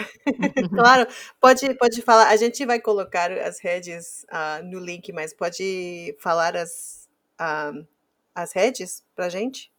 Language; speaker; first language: Portuguese; non-native, fluent; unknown